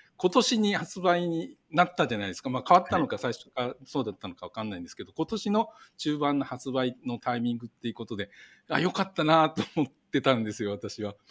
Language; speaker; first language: Japanese; native; Japanese